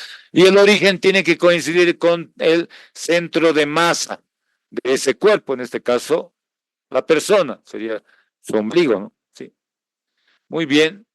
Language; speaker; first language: Spanish; native; Spanish